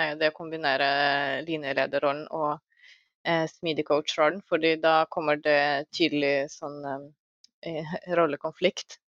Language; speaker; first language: Norwegian; non-native, fluent; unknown